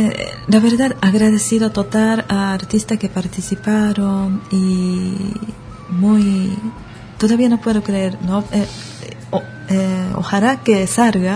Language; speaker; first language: Spanish; non-native, learner; Japanese